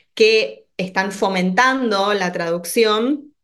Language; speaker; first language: Spanish; native; Spanish